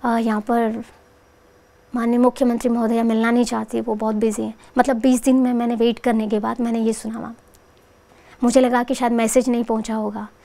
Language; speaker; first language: Hindi; native; Hindi